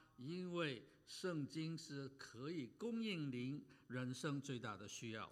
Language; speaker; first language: Chinese; native; Chinese